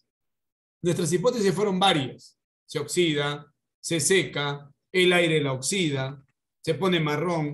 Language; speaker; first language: Spanish; native; Spanish